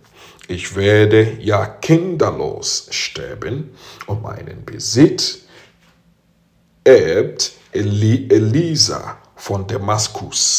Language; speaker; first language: German; non-native, fluent; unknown